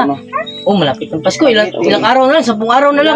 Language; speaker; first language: Filipino; non-native, local second language; Cebuano